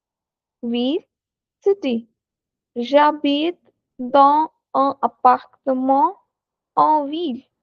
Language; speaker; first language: French; non-native, fluent; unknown